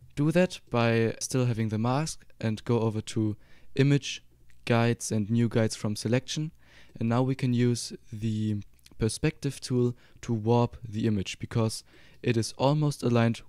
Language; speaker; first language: English; non-native, fluent; German